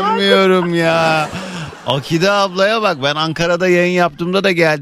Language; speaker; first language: Turkish; native; Turkish